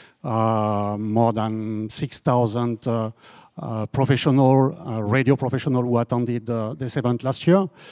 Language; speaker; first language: English; non-native, fluent; French